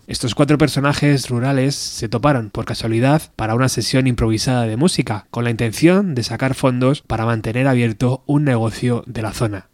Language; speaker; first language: Spanish; native; Spanish